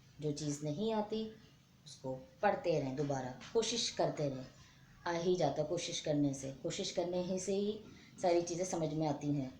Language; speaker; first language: Urdu; non-native, local second language; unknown